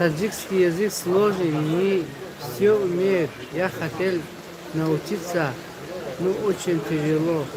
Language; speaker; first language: Russian; non-native, fluent; Tajik